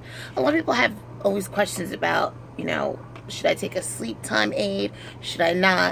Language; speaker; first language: English; native; English